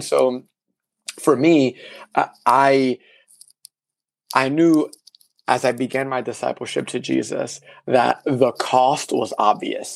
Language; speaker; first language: English; early bilingual, other home language; Spanish